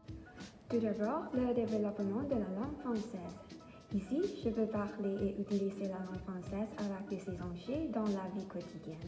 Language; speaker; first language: French; non-native, learner; Thai